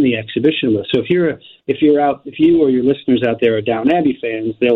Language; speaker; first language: English; native; English